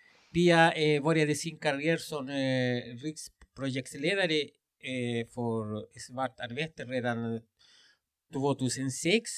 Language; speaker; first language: Swedish; non-native, fluent; Spanish